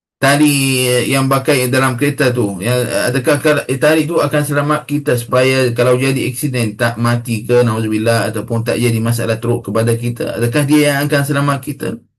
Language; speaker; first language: Malay; non-native, fluent; Arabic